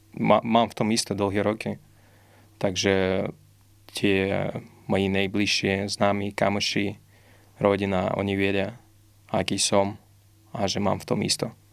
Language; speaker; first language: Slovak; non-native, fluent; Russian